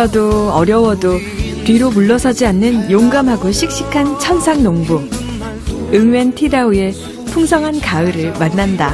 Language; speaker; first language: Korean; native; Korean